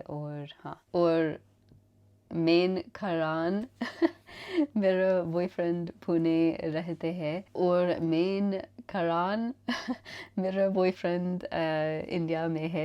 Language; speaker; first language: Hindi; non-native, learner; English